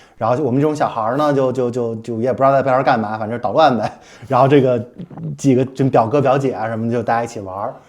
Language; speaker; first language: Chinese; native; Chinese